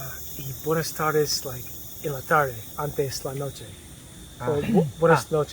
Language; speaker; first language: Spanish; non-native, learner; English